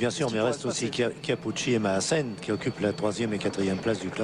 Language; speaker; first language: French; native; French